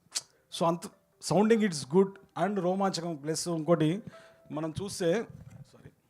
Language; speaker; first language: Telugu; native; Telugu